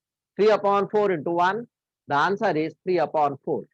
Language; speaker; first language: English; non-native, local second language; Hindi